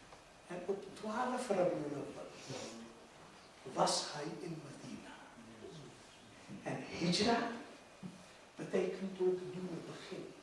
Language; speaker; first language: Dutch; non-native, fluent; Urdu